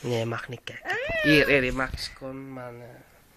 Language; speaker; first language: Dutch; non-native, learner; Filipino